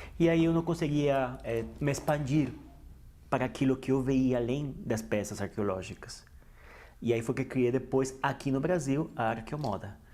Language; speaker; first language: Portuguese; non-native, fluent; Spanish